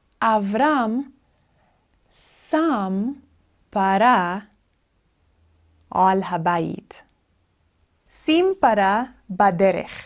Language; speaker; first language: Hebrew; non-native, fluent; English